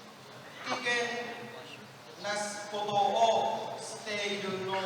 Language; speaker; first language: Japanese; non-native, learner; Vietnamese